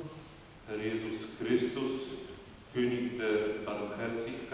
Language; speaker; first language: German; non-native, fluent; Polish